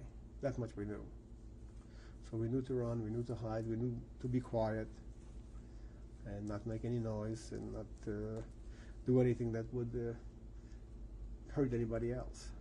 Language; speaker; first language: English; early bilingual, other home language; Yiddish